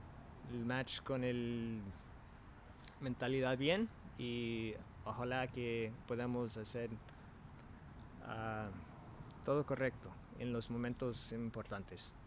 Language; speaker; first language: Spanish; early bilingual, heritage; English